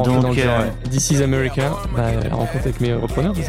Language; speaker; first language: French; native; French